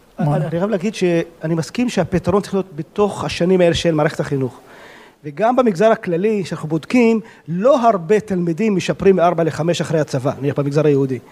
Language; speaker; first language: Hebrew; non-native, local second language; Arabic